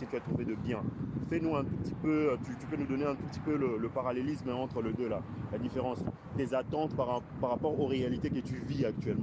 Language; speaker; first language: French; non-native, local second language; Lingala